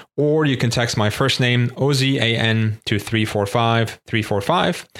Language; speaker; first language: English; non-native, fluent; Turkish